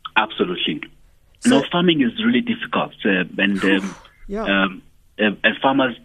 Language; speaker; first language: English; non-native, local second language; Zulu